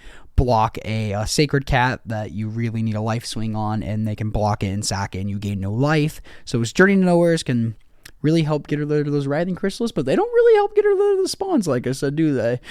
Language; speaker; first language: English; native; English